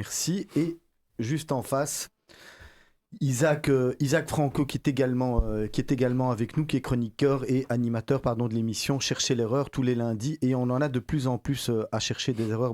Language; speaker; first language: French; native; French